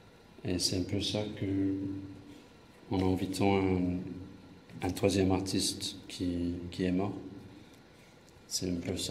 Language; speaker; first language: French; non-native, fluent; English